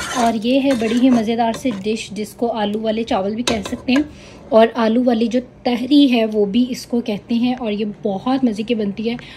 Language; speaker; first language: Urdu; native; Urdu